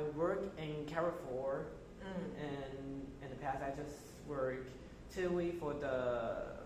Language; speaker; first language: English; non-native, fluent; Chinese